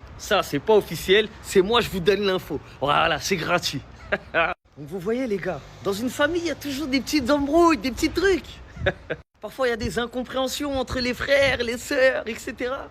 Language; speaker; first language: French; early bilingual, other home language; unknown